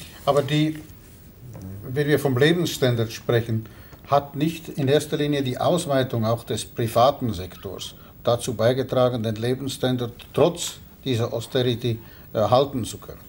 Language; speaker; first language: German; native; German